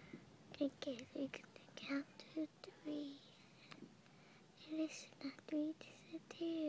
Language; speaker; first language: English; native; English